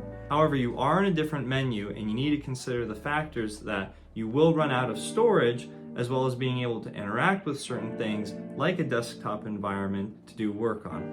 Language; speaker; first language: English; native; English